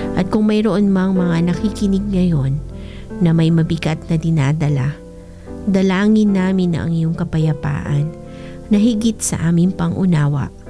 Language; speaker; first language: Filipino; non-native, local second language; Bikol